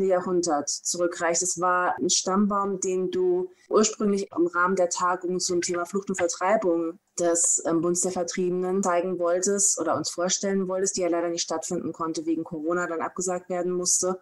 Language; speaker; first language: German; native; German